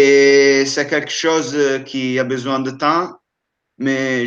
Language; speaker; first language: French; non-native, fluent; Italian